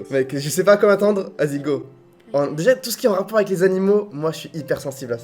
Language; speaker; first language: French; native; French